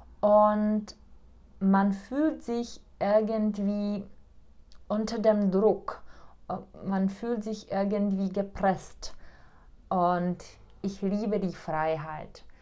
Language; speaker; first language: German; non-native, fluent; Czech